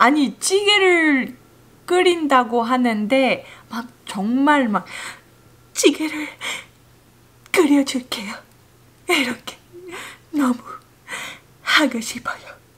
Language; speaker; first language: Korean; non-native, fluent; French